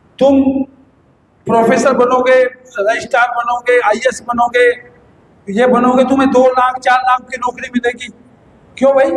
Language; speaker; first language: Hindi; native; Hindi